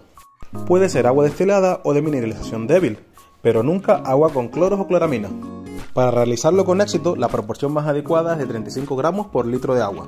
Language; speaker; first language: Spanish; native; Spanish